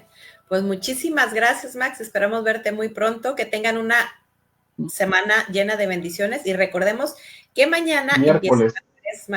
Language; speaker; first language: Spanish; native; Spanish